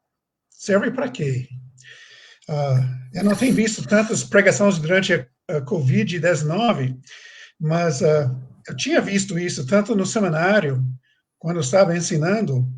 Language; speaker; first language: Portuguese; non-native, fluent; English